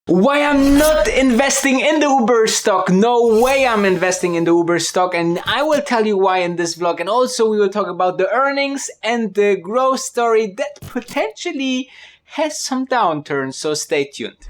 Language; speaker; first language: English; non-native, fluent; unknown